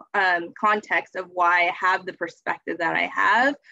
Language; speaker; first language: English; native; English